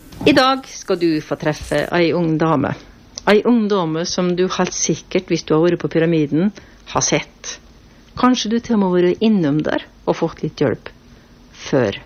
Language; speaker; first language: Norwegian; native; Norwegian